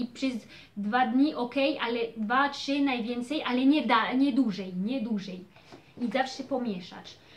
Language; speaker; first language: Polish; early bilingual, heritage; Polish